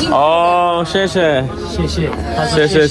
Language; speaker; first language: Chinese; non-native, learner; Malayalam